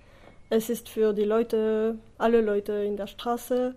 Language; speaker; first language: German; non-native, learner; French